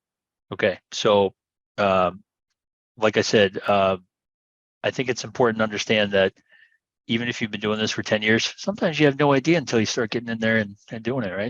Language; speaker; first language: English; native; English